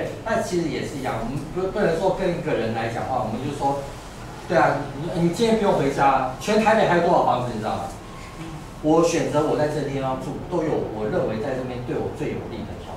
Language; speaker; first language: Chinese; native; Chinese